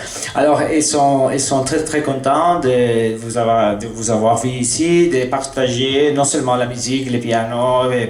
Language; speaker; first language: French; non-native, fluent; Spanish